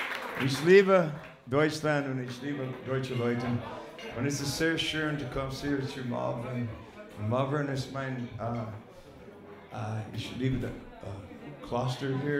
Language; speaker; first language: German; non-native, learner; English